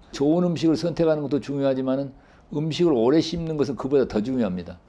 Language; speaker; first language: Korean; native; Korean